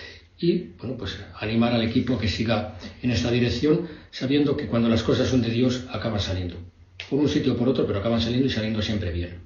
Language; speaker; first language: Spanish; native; Spanish